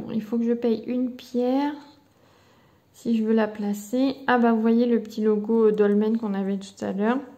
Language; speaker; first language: French; native; French